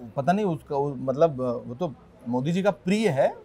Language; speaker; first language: Hindi; native; Hindi